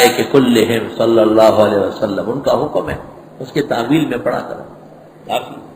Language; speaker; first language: Urdu; non-native, local second language; Pashto